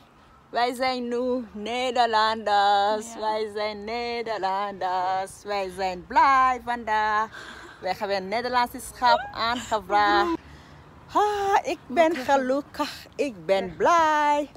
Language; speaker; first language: Dutch; non-native, learner; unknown